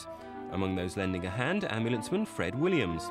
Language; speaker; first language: English; native; English